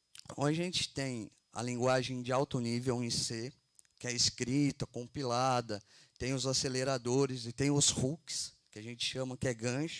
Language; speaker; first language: Portuguese; native; Portuguese